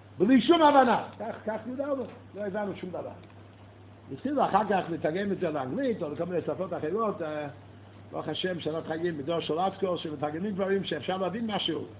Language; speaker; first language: Hebrew; non-native, fluent; English